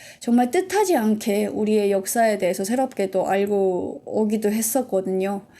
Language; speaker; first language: Korean; native; Korean